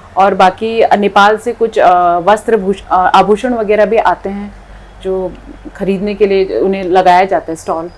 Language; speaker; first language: Hindi; non-native, local second language; Nepali